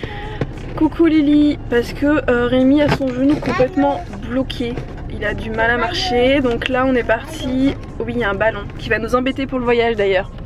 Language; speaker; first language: French; native; French